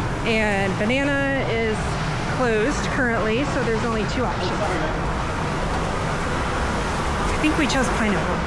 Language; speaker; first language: English; native; English